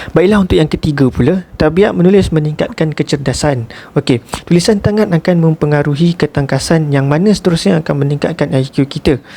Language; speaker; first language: Malay; native; Malay